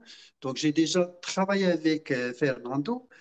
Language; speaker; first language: French; non-native, fluent; Persian